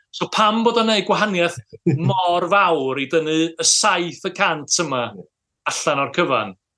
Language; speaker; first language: Welsh; native; Welsh